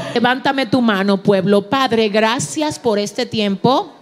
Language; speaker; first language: Spanish; early bilingual, heritage; Spanish